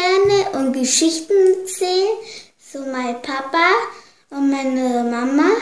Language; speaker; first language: German; early bilingual, heritage; German